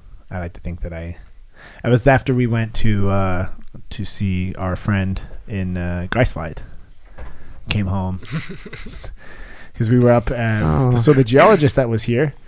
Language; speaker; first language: English; native; English